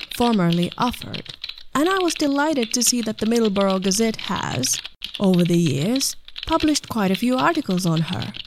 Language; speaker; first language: English; non-native, fluent; Finnish